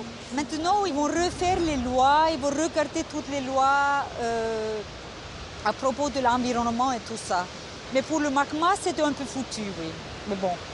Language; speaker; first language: French; non-native, fluent; Icelandic